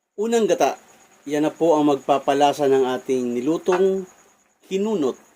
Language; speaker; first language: Filipino; non-native, local second language; Bikol